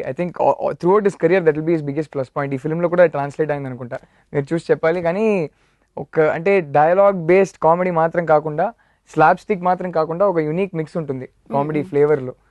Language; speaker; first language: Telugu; non-native, fluent; Tamil